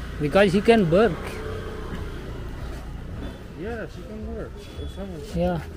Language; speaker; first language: English; non-native, learner; Hindi